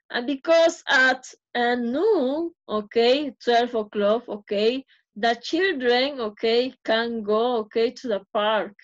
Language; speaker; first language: English; non-native, fluent; Spanish